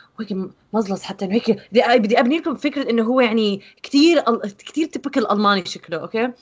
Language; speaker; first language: Arabic; native; Arabic